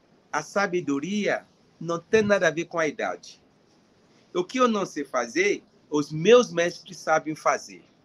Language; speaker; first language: Portuguese; non-native, fluent; Yoruba